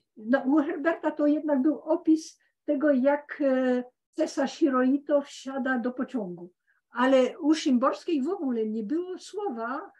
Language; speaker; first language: Polish; early bilingual, heritage; Polish